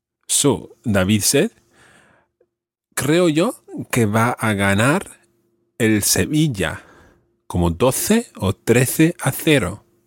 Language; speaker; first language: Spanish; non-native, fluent; English